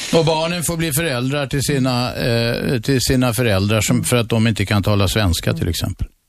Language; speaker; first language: Swedish; native; Swedish